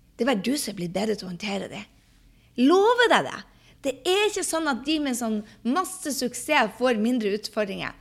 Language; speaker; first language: Norwegian; early bilingual, heritage; Norwegian